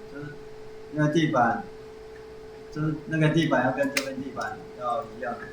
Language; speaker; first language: Chinese; native; Chinese